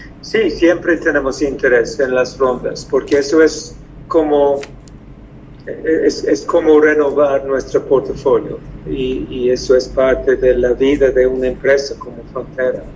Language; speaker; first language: Spanish; non-native, fluent; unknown